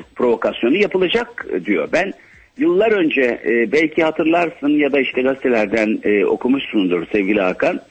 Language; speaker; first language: Turkish; native; Turkish